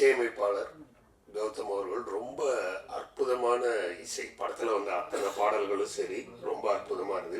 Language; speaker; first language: Tamil; native; Tamil